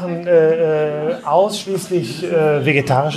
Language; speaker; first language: German; native; German